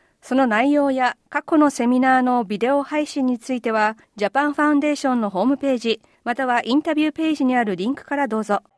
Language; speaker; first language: Japanese; native; Japanese